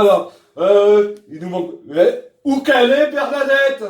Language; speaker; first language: French; native; French